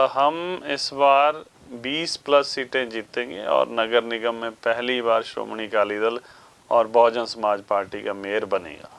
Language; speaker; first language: Hindi; non-native, local second language; Punjabi